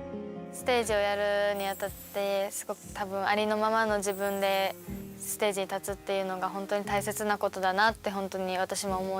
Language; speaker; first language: Japanese; native; Japanese